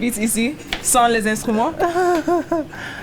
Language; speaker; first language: French; non-native, learner; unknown